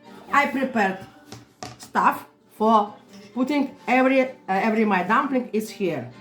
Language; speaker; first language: English; non-native, learner; Russian